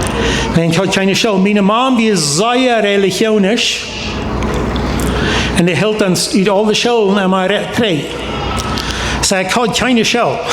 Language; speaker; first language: German; non-native, learner; Plautdietsch